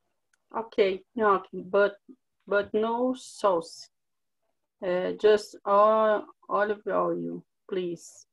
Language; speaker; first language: English; non-native, learner; Portuguese